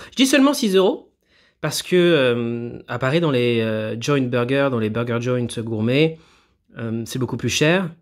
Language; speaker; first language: French; native; French